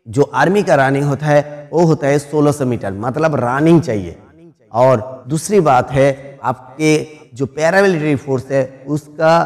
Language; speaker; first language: Hindi; non-native, local second language; Bangla